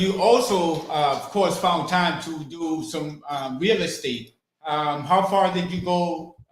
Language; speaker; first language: English; native; English